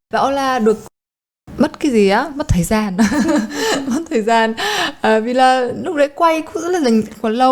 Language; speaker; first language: Vietnamese; early bilingual, heritage; Polish